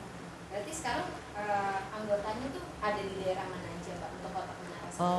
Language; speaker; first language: Indonesian; native; Indonesian